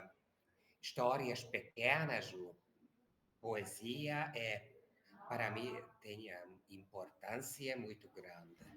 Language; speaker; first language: Portuguese; non-native, learner; Hungarian